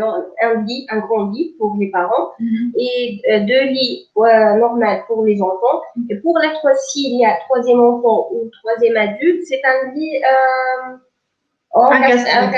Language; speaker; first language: French; non-native, local second language; Arabic